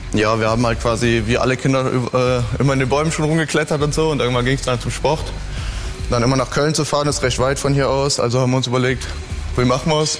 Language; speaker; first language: German; native; German